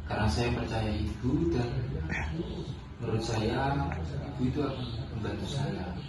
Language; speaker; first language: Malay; non-native, fluent; Indonesian